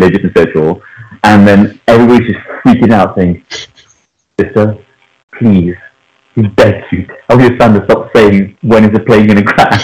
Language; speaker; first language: English; non-native, local second language; Punjabi